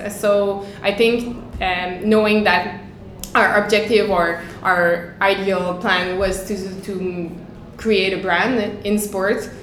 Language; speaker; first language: English; native; English